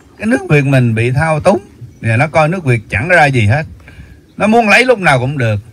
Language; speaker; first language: Vietnamese; native; Vietnamese